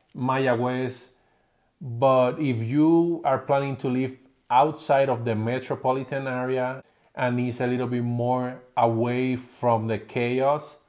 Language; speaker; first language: English; non-native, fluent; Spanish